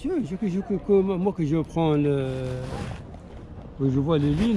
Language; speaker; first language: French; non-native, learner; Arabic